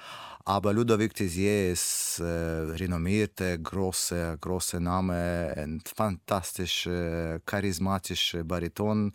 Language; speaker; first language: German; non-native, learner; Russian